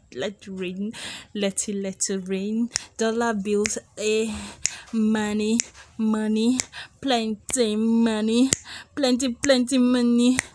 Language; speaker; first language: English; non-native, local second language; Igbo